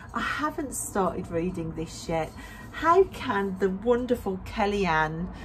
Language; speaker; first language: English; native; English